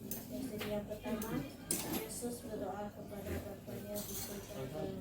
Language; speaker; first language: Indonesian; native; Indonesian